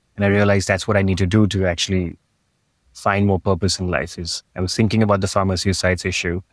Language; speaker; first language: English; non-native, local second language; Hindi